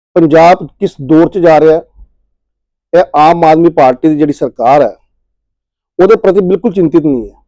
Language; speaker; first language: Hindi; non-native, local second language; Punjabi